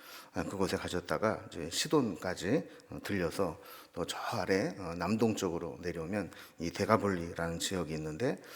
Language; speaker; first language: Korean; native; Korean